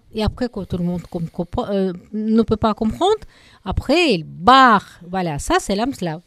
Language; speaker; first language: French; non-native, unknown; Russian